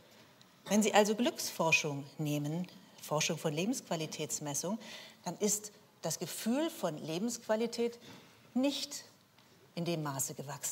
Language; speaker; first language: German; native; German